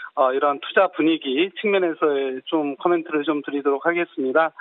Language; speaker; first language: Korean; native; Korean